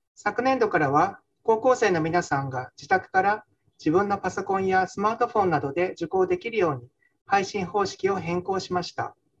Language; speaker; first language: Japanese; native; Japanese